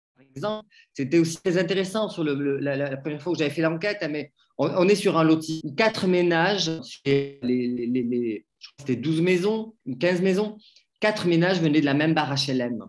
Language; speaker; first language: French; native; French